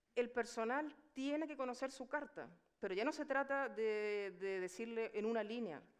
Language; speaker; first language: Spanish; native; Spanish